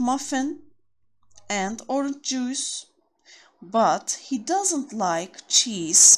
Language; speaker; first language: English; non-native, fluent; Turkish